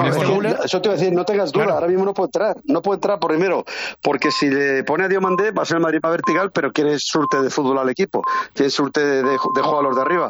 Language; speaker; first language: Spanish; native; Spanish